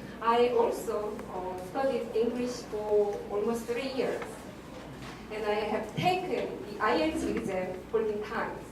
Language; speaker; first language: English; non-native, learner; Korean